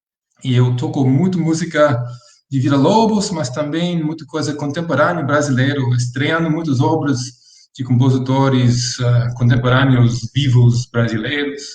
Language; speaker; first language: Portuguese; non-native, fluent; English